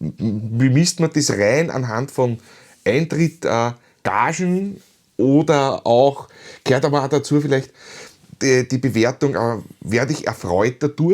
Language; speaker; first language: German; native; German